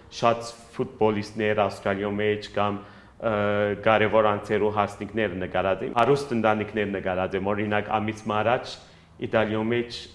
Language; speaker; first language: Armenian; early bilingual, heritage; Armenian